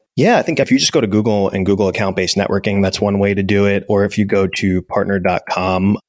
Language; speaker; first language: English; native; English